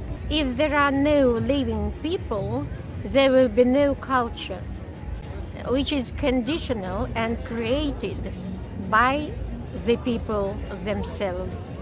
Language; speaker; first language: English; non-native, fluent; Russian